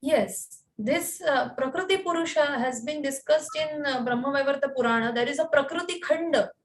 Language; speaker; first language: English; non-native, local second language; Marathi